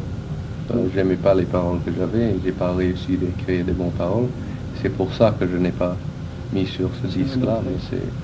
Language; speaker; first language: French; non-native, fluent; English